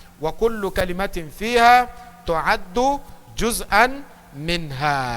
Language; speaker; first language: Arabic; non-native, fluent; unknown